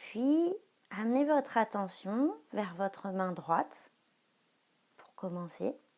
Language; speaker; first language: French; native; French